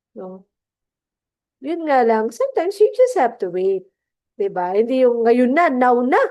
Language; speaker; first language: Filipino; non-native, local second language; Cebuano